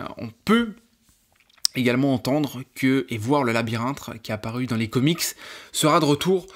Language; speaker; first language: French; native; French